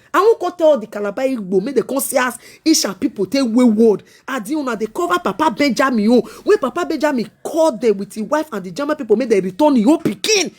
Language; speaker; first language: Nigerian Pidgin; non-native, local second language; Esan